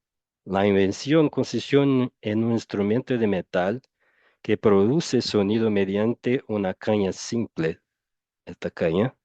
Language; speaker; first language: Spanish; non-native, fluent; Portuguese